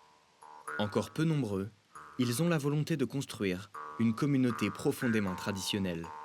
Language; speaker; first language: French; native; French